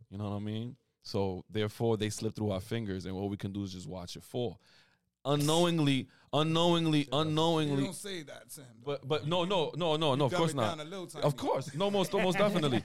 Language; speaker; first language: English; native; English